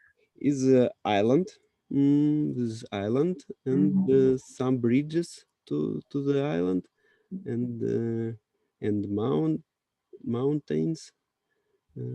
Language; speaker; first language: English; non-native, learner; Russian